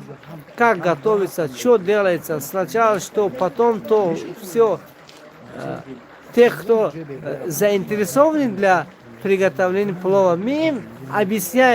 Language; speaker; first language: Russian; non-native, local second language; Tajik